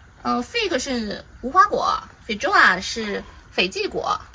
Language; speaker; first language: Chinese; native; Chinese